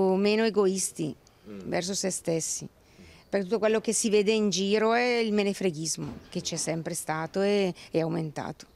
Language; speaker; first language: Italian; native; Italian